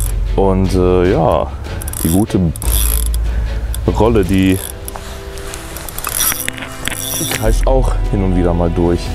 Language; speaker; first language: German; native; German